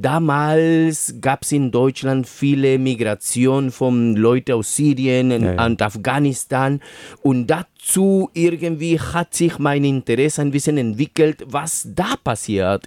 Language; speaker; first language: German; non-native, fluent; Spanish